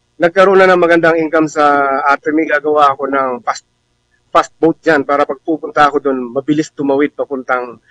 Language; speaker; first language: Filipino; non-native, local second language; Bikol